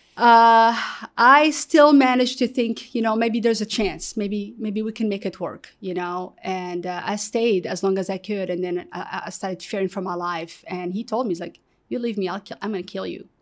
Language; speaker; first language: English; early bilingual, other home language; Arabic